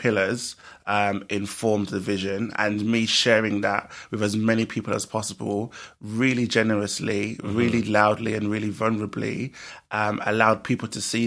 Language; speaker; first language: English; native; English